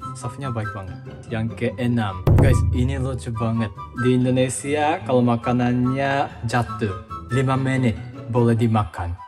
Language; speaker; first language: Indonesian; non-native, fluent; Japanese